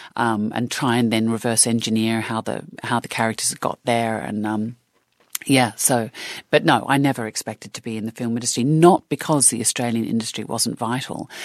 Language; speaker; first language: English; native; English